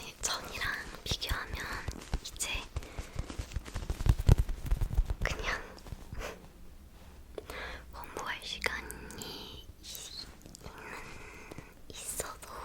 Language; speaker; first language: Korean; non-native, fluent; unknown